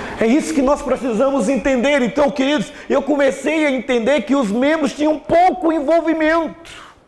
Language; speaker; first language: Portuguese; native; Portuguese